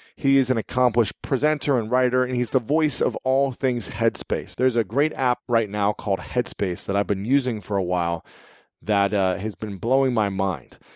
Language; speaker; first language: English; native; English